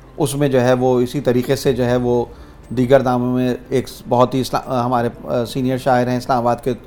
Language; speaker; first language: Urdu; native; Urdu